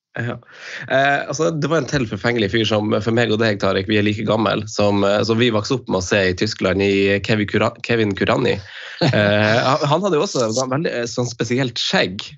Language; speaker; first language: Norwegian; native; Norwegian